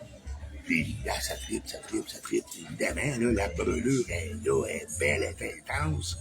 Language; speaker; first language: French; native; French